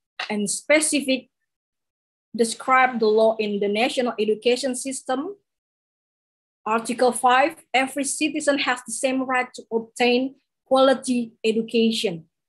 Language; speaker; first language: English; non-native, learner; Indonesian